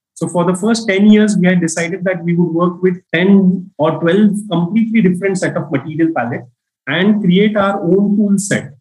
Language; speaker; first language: English; non-native, local second language; Marathi